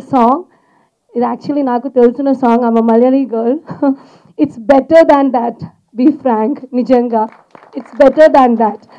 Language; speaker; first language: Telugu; non-native, learner; Malayalam